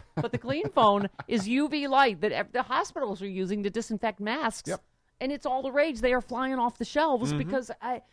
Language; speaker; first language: English; native; English